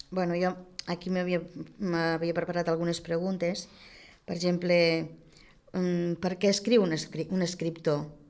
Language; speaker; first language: Catalan; native; Catalan